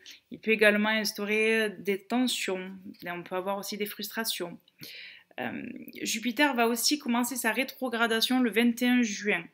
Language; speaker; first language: French; native; French